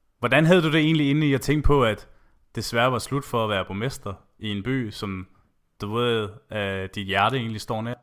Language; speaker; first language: Danish; native; Danish